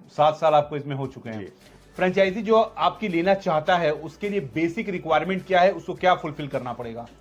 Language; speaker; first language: Hindi; native; Hindi